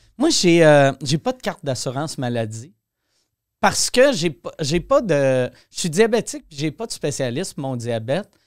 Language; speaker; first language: French; native; French